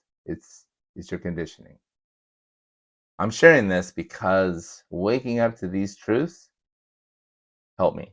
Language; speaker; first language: English; native; English